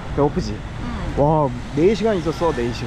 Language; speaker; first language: Korean; native; Korean